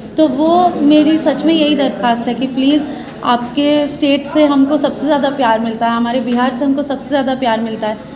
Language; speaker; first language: Hindi; native; Hindi